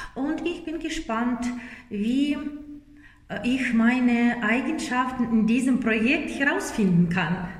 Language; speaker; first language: German; non-native, fluent; Russian